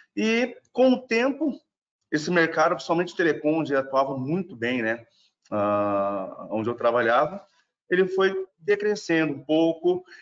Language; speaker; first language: Portuguese; non-native, fluent; German